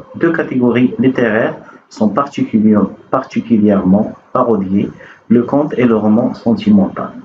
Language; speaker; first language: French; non-native, local second language; Arabic